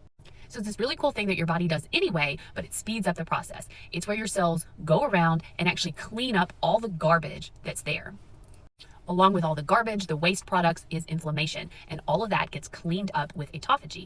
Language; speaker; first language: English; native; English